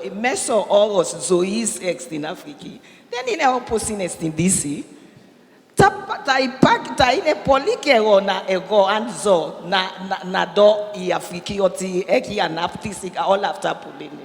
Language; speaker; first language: Greek; non-native, learner; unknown